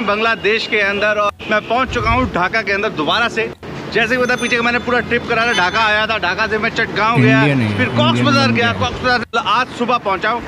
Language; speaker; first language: Hindi; native; Hindi